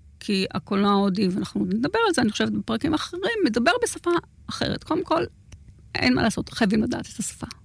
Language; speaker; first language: Hebrew; native; Hebrew